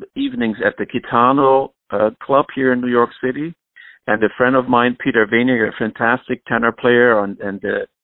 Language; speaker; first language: English; non-native, fluent; German